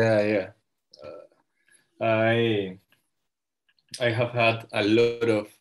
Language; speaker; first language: English; non-native, learner; Spanish